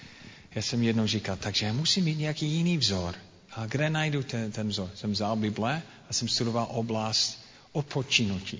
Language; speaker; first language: Czech; non-native, fluent; English